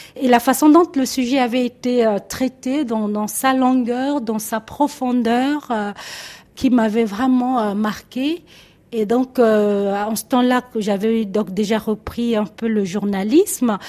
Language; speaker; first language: French; non-native, local second language; Lingala